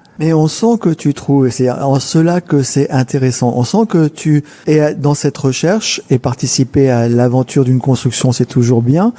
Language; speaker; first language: French; native; French